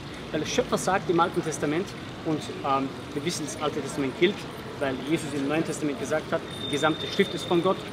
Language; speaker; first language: German; early bilingual, other home language; Bosnian